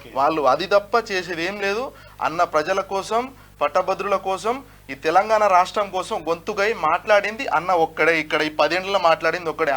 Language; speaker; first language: Telugu; non-native, local second language; Lambadi